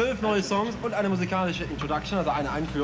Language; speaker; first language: German; native; German